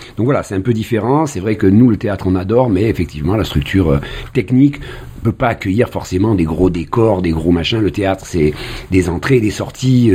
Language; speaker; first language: French; native; French